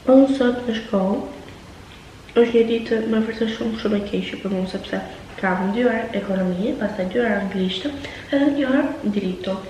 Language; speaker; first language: Albanian; early bilingual, heritage; Albanian